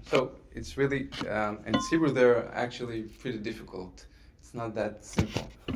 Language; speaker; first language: English; non-native, fluent; Hebrew